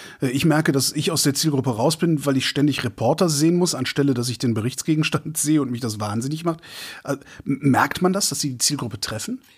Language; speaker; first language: German; native; German